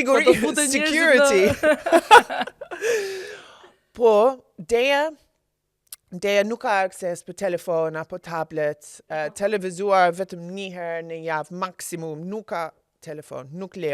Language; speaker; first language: Albanian; non-native, learner; English